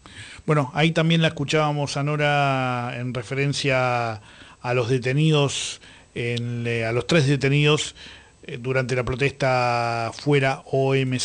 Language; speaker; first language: Spanish; native; Spanish